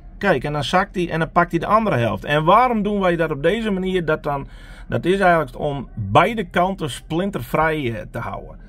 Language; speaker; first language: Dutch; non-native, local second language; Western Frisian